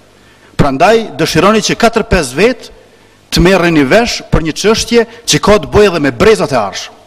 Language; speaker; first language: Albanian; native; Albanian